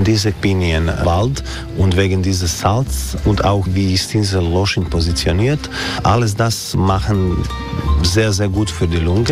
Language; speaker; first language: German; non-native, learner; Croatian